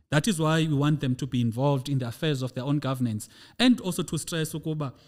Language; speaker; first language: English; non-native, local second language; Xhosa